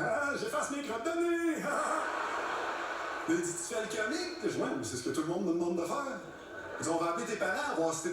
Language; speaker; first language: French; native; French